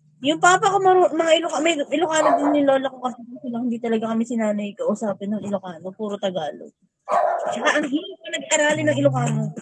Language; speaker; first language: Filipino; native; Filipino